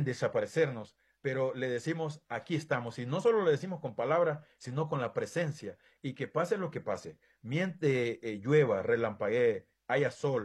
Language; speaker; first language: Spanish; native; Spanish